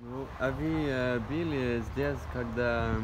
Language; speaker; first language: Russian; non-native, learner; Norwegian